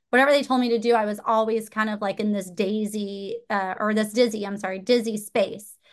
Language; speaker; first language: English; native; English